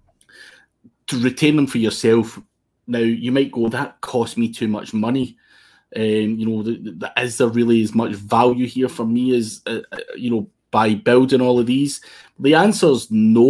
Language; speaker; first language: English; native; English